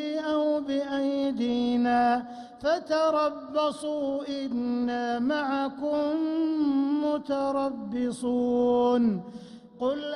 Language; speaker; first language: Arabic; native; Arabic